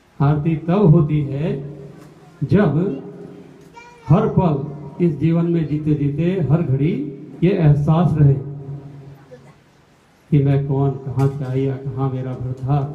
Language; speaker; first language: Hindi; non-native, local second language; Gujarati